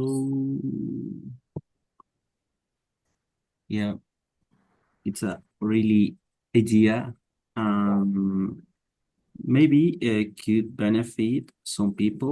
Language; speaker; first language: English; non-native, learner; Spanish